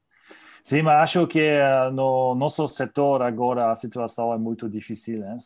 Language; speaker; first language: Portuguese; non-native, learner; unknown